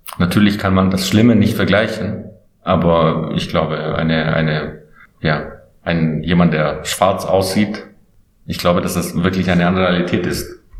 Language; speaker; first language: German; non-native, fluent; Albanian